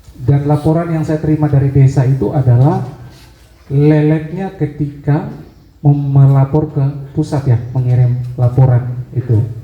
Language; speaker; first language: Indonesian; native; Indonesian